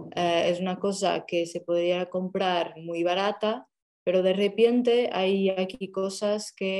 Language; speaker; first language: Spanish; non-native, fluent; Portuguese